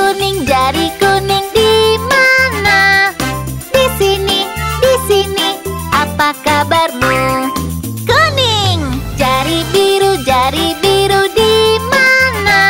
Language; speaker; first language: Indonesian; non-native, fluent; Arabic